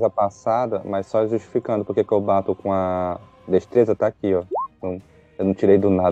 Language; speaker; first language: Portuguese; native; Portuguese